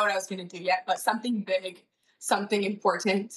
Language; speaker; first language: English; native; English